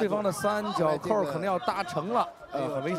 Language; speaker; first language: Chinese; native; Chinese